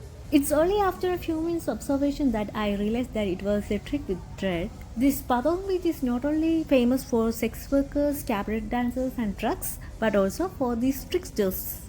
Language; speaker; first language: English; non-native, local second language; Malayalam